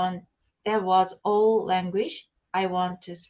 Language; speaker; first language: English; non-native, learner; Korean